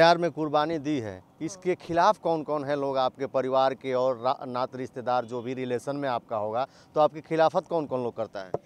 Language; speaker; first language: Hindi; native; Hindi